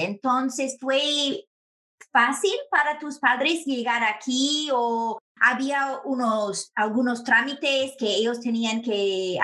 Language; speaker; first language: Spanish; non-native, fluent; English